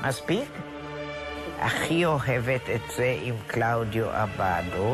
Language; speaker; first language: Hebrew; non-native, fluent; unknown